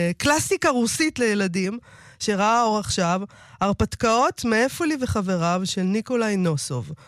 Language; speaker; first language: Hebrew; native; Hebrew